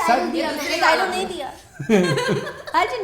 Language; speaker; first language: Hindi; non-native, learner; English